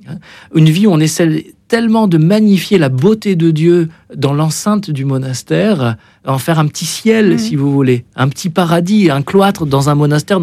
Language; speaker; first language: French; native; French